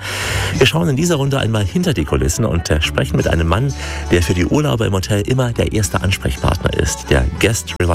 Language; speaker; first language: German; native; German